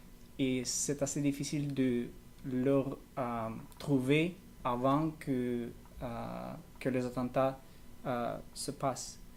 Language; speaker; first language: French; non-native, learner; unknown